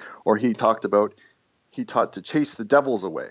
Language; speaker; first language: English; non-native, fluent; Estonian